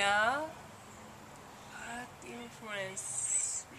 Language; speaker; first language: English; non-native, learner; Japanese